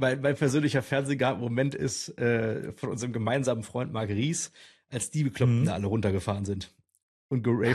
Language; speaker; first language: German; native; German